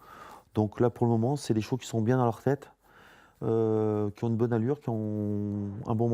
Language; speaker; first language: French; native; French